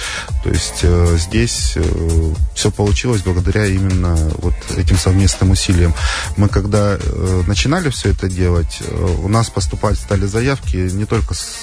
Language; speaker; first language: Russian; native; Russian